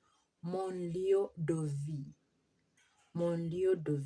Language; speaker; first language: French; non-native, fluent; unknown